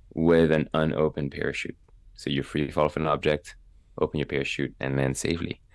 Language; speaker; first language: English; non-native, fluent; French